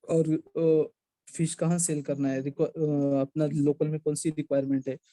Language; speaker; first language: Hindi; non-native, local second language; Marathi